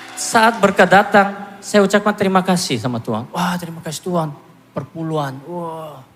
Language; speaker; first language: Indonesian; non-native, fluent; Korean